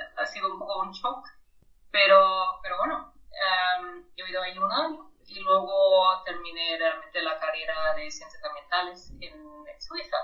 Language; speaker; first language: Spanish; non-native, fluent; German